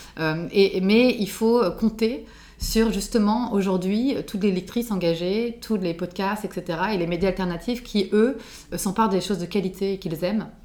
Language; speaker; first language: French; native; French